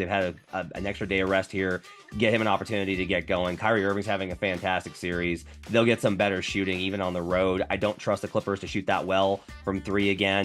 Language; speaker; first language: English; native; English